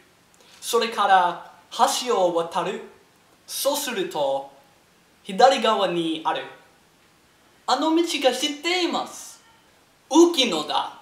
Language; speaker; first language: Japanese; non-native, learner; English